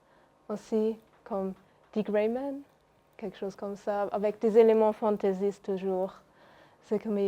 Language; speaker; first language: French; non-native, local second language; Luxembourgish